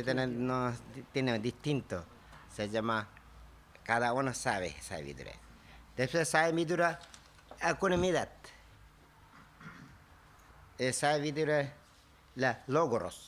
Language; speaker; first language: Spanish; non-native, learner; Tibetan